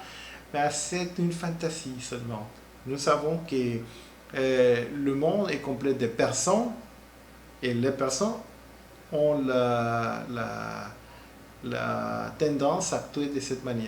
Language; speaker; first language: French; non-native, learner; Spanish